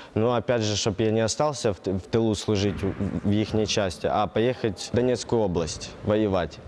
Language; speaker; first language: Ukrainian; native; Ukrainian